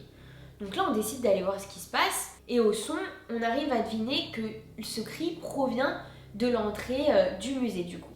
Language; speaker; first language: French; native; French